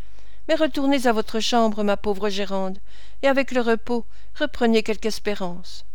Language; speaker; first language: French; native; French